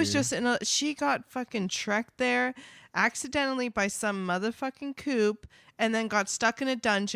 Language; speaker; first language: English; native; English